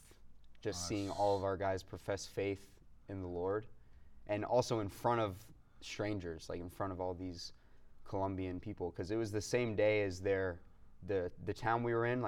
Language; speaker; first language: English; native; English